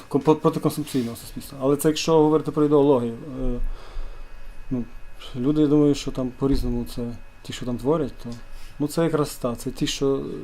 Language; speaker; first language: Ukrainian; native; Ukrainian